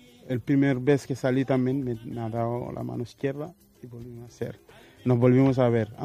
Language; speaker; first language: Spanish; non-native, fluent; Wolof